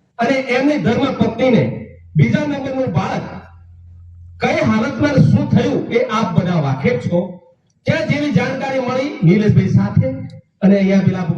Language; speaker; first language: Gujarati; non-native, local second language; Rathawi